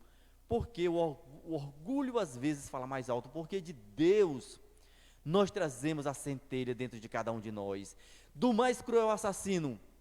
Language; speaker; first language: Portuguese; native; Portuguese